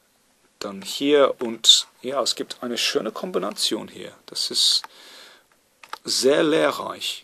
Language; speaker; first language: German; non-native, fluent; English